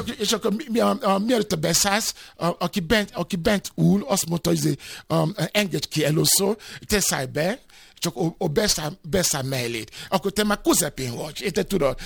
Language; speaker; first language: Hungarian; non-native, learner; Yoruba